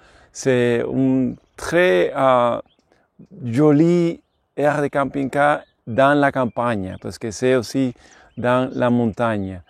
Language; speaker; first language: French; non-native, learner; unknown